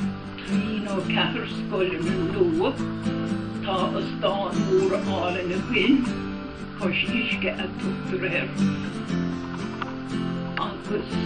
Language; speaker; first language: Irish; non-native, local second language; English